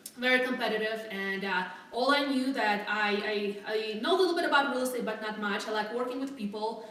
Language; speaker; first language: English; non-native, fluent; Russian